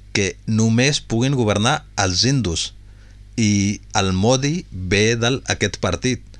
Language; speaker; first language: Catalan; non-native, fluent; Urdu